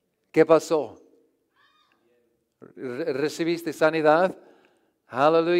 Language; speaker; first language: Spanish; non-native, learner; English